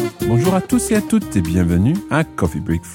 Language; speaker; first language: French; non-native, fluent; English